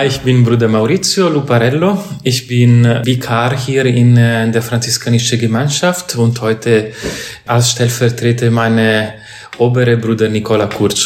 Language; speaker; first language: German; non-native, fluent; Italian